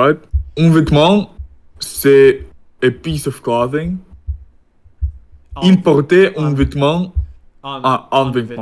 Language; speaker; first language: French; non-native, learner; Russian